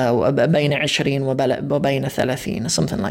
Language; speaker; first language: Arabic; non-native, fluent; English